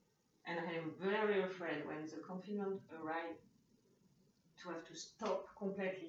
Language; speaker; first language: English; non-native, learner; French